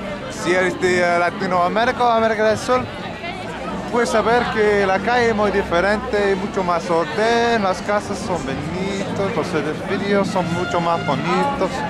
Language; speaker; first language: Spanish; non-native, learner; English